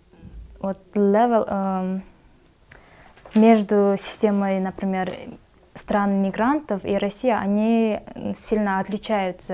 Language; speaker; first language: Russian; non-native, local second language; Kyrgyz